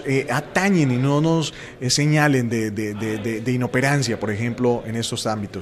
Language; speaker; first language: Spanish; native; Spanish